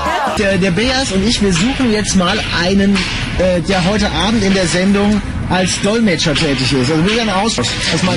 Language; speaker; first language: German; native; German